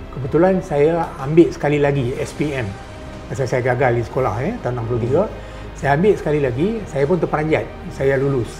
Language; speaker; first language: Malay; native; Malay